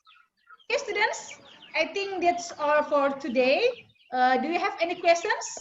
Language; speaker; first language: English; non-native, fluent; Indonesian